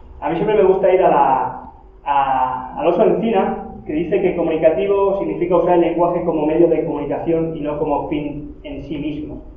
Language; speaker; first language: Spanish; native; Spanish